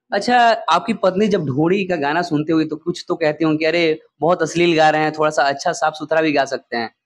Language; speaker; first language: Hindi; non-native, local second language; Bhojpuri